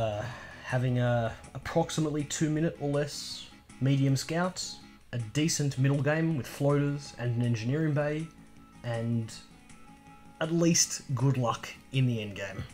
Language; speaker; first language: English; native; English